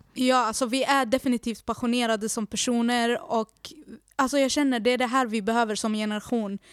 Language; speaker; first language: Swedish; native; Swedish